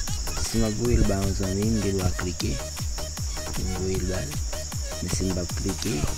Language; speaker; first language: French; non-native, learner; Haitian Creole